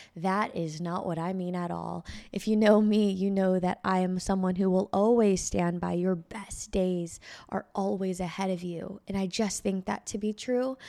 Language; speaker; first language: English; early bilingual, other home language; Filipino